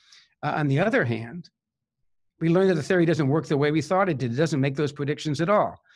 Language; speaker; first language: English; native; English